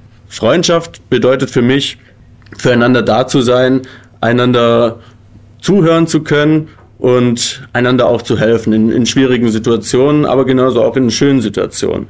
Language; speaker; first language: German; native; German